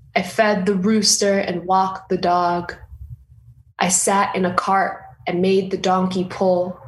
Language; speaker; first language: English; native; English